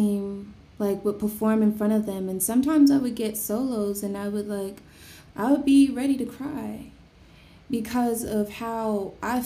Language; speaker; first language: English; native; English